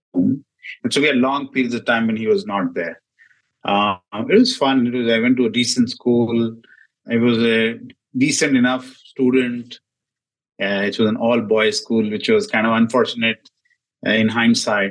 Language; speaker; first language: English; non-native, local second language; Hindi